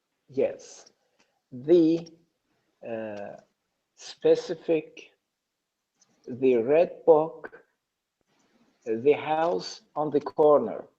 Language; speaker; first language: English; non-native, learner; Persian